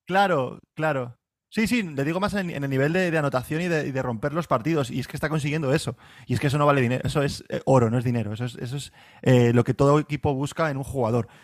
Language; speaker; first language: Spanish; native; Spanish